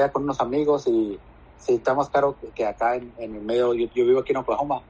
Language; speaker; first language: Spanish; native; Spanish